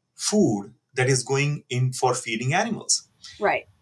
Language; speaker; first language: English; non-native, local second language; Hindi